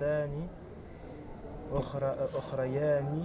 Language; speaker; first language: Arabic; non-native, learner; French